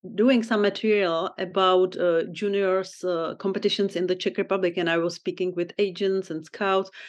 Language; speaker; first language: English; non-native, fluent; Czech